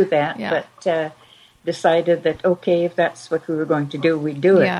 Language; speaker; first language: English; native; English